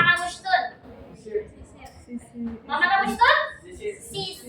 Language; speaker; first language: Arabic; non-native, fluent; Indonesian